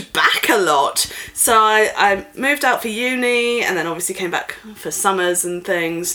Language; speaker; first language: English; native; English